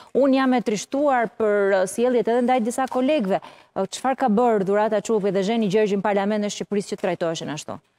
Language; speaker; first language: Albanian; native; Albanian